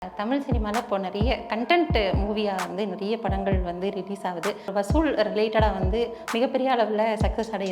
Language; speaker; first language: Tamil; native; Tamil